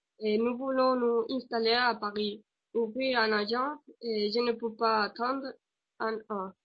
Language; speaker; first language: French; non-native, learner; Spanish